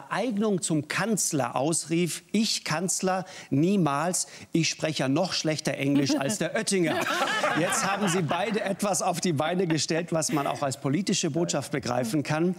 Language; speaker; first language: German; native; German